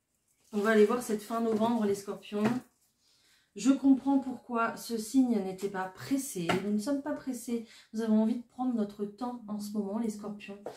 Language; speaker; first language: French; native; French